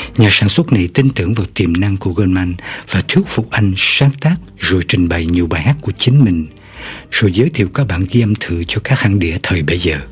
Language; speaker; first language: Vietnamese; native; Vietnamese